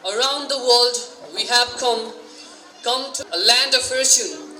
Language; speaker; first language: English; non-native, local second language; Nepali